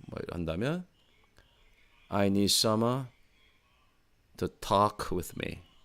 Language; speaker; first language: English; non-native, fluent; Korean